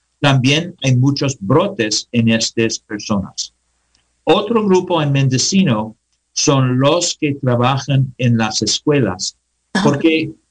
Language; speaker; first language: Spanish; non-native, learner; English